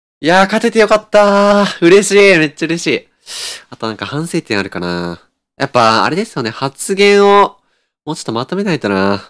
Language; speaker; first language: Japanese; native; Japanese